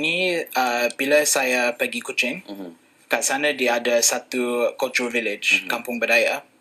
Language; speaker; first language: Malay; non-native, fluent; English